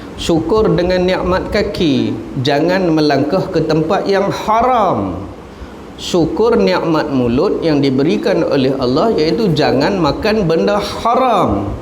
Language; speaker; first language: Malay; native; Malay